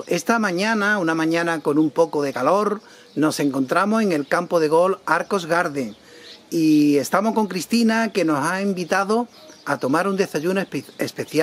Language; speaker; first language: Spanish; native; Spanish